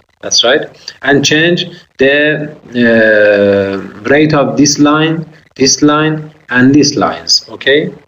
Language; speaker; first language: English; non-native, fluent; Persian